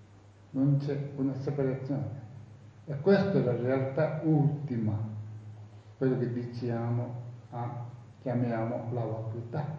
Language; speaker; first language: Italian; non-native, fluent; Tibetan